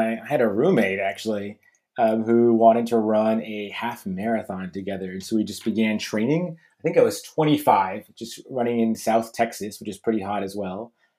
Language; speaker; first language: English; native; English